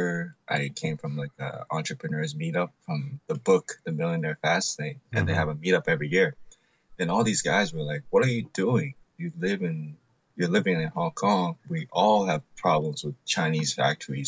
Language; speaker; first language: English; native; English